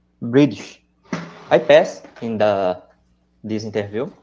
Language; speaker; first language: English; non-native, learner; Portuguese